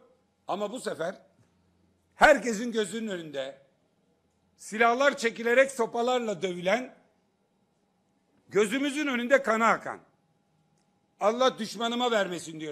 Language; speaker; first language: Turkish; native; Turkish